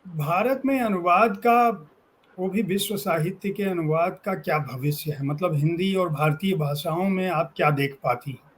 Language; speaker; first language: Hindi; native; Hindi